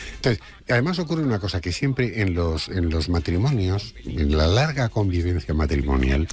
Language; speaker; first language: Spanish; native; Spanish